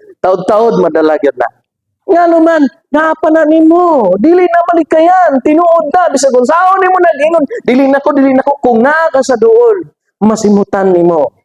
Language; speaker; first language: Cebuano; native; Cebuano